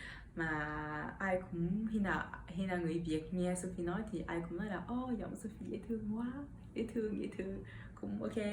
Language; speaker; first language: Vietnamese; early bilingual, heritage; French